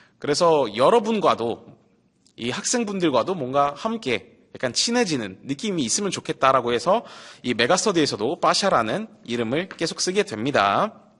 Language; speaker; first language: Korean; early bilingual, heritage; Russian